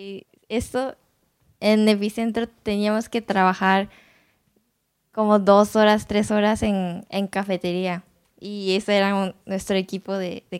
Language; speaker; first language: Spanish; non-native, learner; Japanese